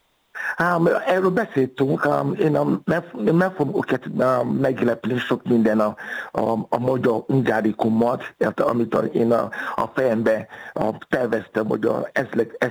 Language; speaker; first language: Hungarian; non-native, fluent; Yoruba